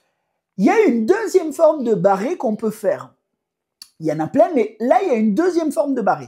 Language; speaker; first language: French; native; French